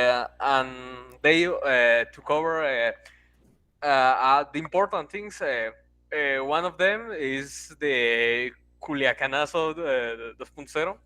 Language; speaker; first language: English; non-native, learner; Spanish